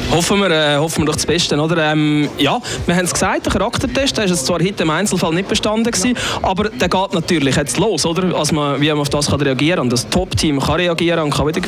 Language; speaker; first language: German; native; German